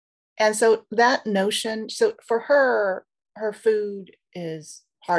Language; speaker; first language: English; native; English